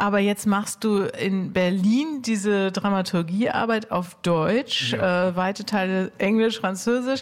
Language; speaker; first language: German; native; German